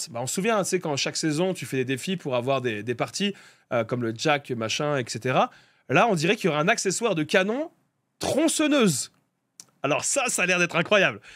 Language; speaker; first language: French; native; French